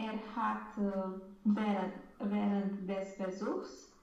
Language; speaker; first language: German; non-native, learner; Romanian